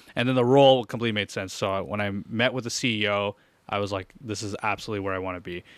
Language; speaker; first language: English; native; English